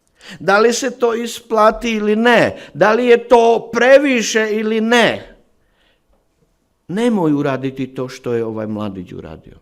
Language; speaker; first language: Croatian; non-native, fluent; Slovak